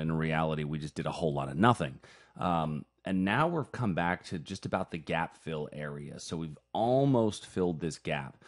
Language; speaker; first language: English; native; English